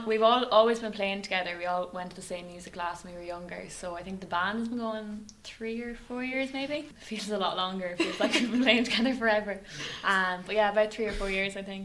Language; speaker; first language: English; native; English